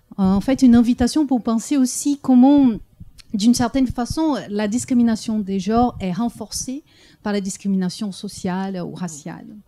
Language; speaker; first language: French; early bilingual, heritage; French